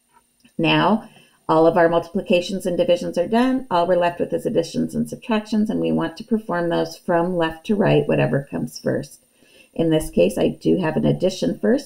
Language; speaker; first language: English; native; English